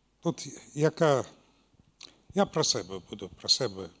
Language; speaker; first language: Ukrainian; non-native, local second language; Russian